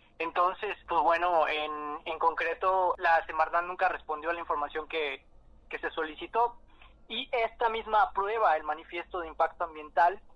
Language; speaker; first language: Spanish; native; Spanish